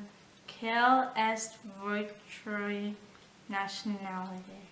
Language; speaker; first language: French; non-native, learner; English